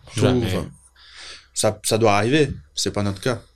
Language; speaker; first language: French; non-native, fluent; Portuguese